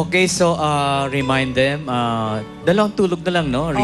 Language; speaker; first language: Filipino; native; Filipino